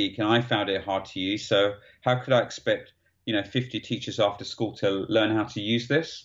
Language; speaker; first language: English; native; English